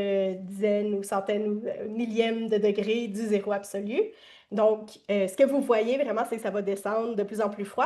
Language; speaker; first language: French; native; French